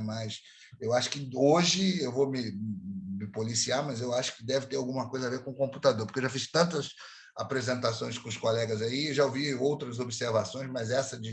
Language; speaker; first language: Portuguese; native; Portuguese